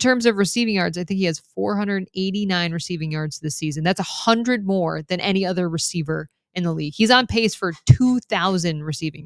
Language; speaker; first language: English; native; English